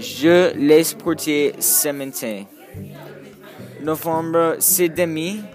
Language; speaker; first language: French; non-native, learner; English